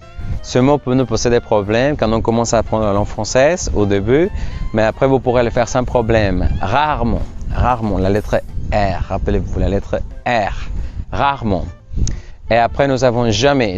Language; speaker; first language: French; non-native, fluent; Spanish